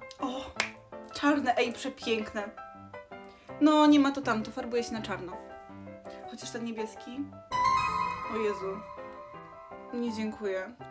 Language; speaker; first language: Polish; native; Polish